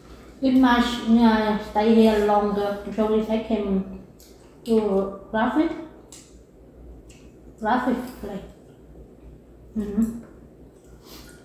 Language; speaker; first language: English; non-native, learner; Vietnamese